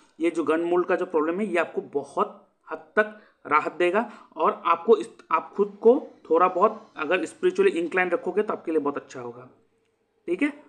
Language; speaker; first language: Hindi; non-native, local second language; Assamese